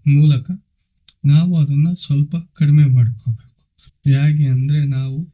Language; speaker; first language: Kannada; non-native, local second language; Telugu